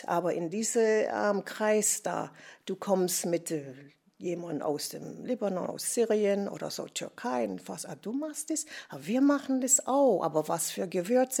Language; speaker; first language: German; non-native, fluent; English